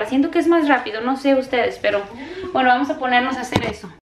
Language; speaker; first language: Spanish; native; Spanish